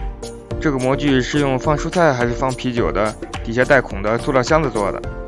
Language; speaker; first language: Chinese; native; Chinese